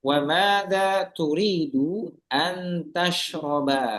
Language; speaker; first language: Arabic; non-native, fluent; Indonesian